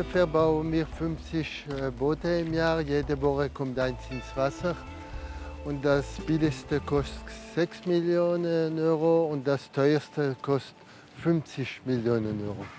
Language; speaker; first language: German; non-native, learner; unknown